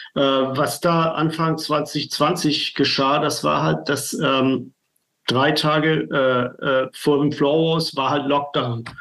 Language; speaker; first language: German; native; German